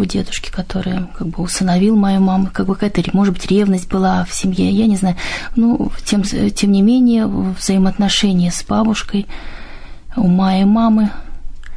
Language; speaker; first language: Russian; native; Russian